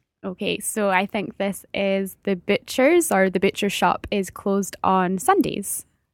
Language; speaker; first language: English; native; English